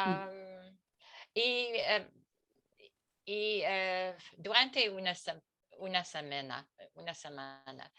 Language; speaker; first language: Spanish; non-native, learner; French